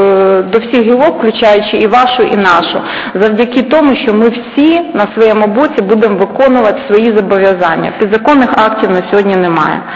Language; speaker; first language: Ukrainian; native; Ukrainian